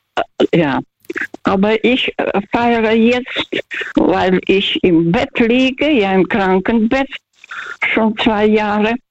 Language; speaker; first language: German; non-native, fluent; Russian